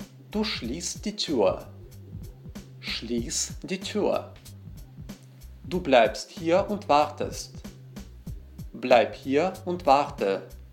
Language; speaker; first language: German; non-native, fluent; Russian